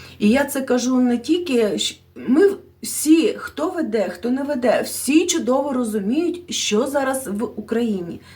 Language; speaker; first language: Ukrainian; non-native, local second language; Russian